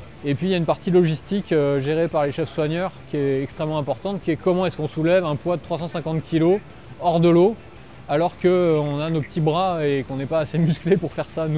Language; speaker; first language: French; native; French